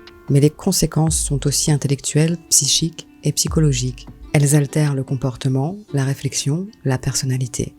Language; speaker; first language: French; native; French